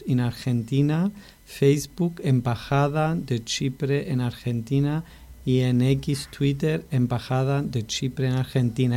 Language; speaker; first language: Spanish; non-native, fluent; Greek